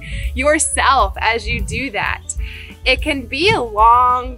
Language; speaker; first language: English; native; English